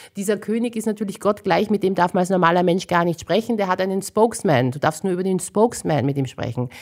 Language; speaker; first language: German; native; German